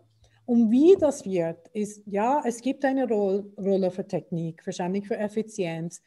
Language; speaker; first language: German; non-native, fluent; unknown